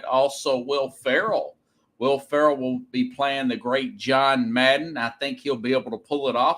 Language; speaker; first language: English; native; English